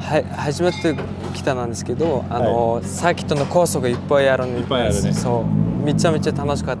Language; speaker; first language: Japanese; non-native, fluent; Mongolian